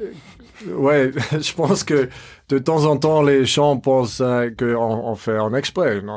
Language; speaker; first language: French; non-native, fluent; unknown